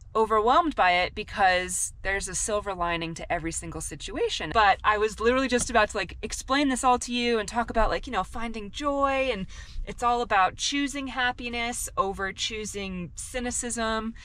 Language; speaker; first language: English; native; English